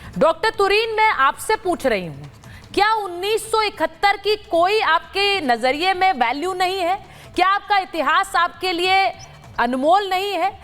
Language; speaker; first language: Hindi; native; Hindi